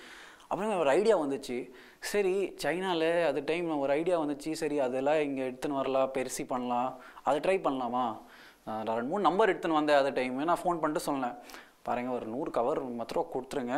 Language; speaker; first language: Tamil; non-native, local second language; Hindi